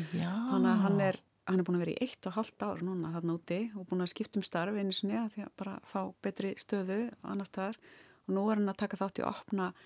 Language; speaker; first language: Icelandic; native; Icelandic